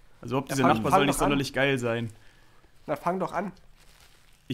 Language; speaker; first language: German; native; German